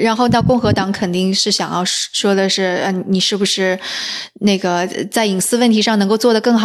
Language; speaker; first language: Chinese; native; Chinese